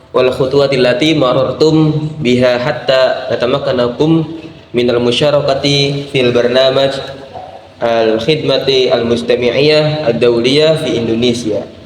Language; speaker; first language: Arabic; non-native, learner; Indonesian